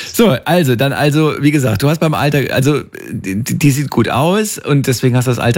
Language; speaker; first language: German; native; German